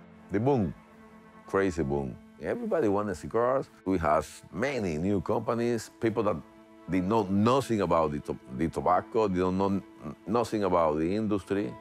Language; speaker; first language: English; non-native, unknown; Spanish